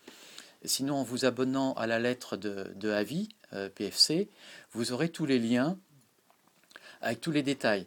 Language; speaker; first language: French; native; French